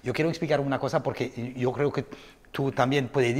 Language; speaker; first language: Spanish; non-native, learner; French